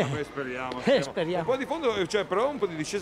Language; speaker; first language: Italian; native; Italian